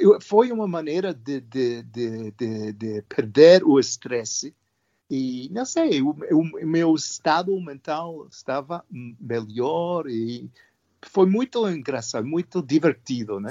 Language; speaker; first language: Portuguese; non-native, learner; English